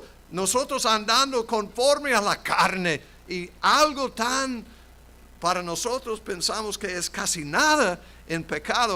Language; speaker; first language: Spanish; non-native, fluent; English